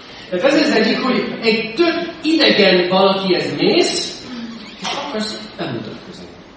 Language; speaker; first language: Hungarian; non-native, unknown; English